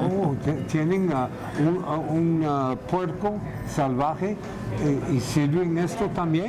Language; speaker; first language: Spanish; non-native, fluent; English